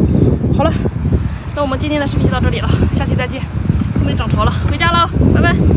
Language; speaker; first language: Chinese; native; Chinese